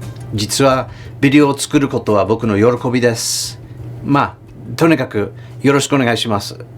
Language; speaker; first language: Japanese; non-native, learner; English